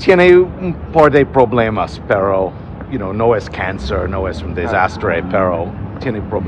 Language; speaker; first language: Spanish; non-native, learner; English